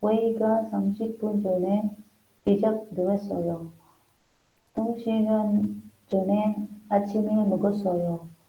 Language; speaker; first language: Korean; non-native, learner; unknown